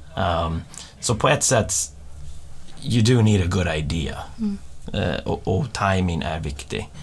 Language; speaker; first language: Swedish; non-native, fluent; English